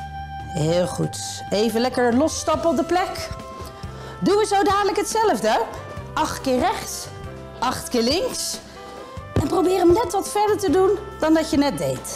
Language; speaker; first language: Dutch; native; Dutch